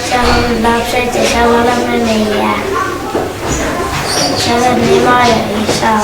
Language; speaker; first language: Estonian; non-native, learner; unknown